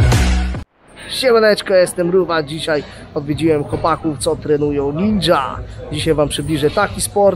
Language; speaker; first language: Polish; native; Polish